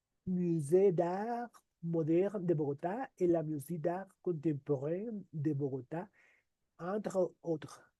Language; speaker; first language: French; non-native, learner; Spanish